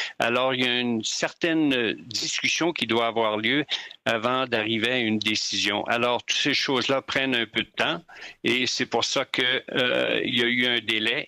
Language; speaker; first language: French; native; French